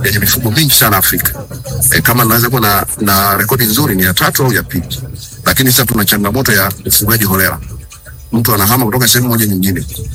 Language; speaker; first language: Swahili; native; Swahili